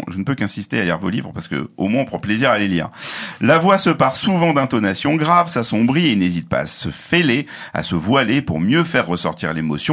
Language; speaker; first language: French; native; French